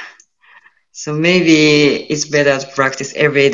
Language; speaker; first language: English; non-native, learner; Japanese